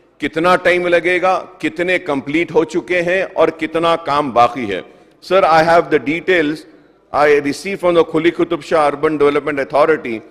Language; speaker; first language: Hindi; non-native, local second language; Urdu